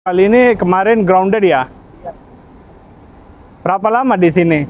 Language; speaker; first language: Indonesian; non-native, learner; Telugu